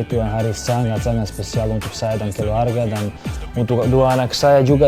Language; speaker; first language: Indonesian; non-native, fluent; Serbian